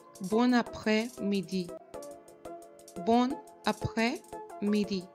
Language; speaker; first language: French; non-native, fluent; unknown